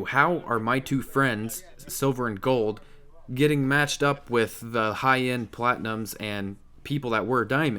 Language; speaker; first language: English; native; English